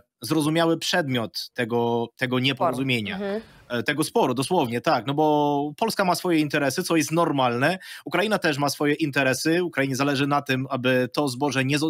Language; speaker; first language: Polish; non-native, fluent; Ukrainian